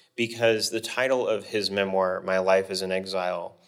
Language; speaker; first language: English; native; English